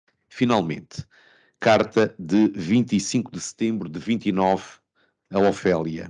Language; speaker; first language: Portuguese; native; Portuguese